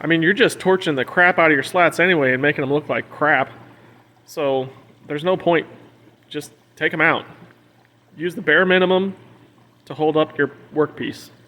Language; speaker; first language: English; native; English